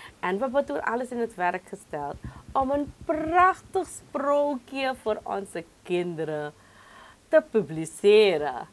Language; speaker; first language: Dutch; non-native, local second language; Caribbean Hindustani